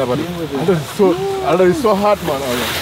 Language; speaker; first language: German; native; German